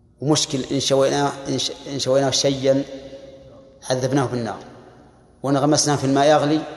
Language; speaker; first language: Arabic; native; Arabic